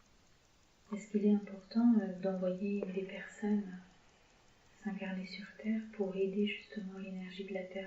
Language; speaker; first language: French; native; French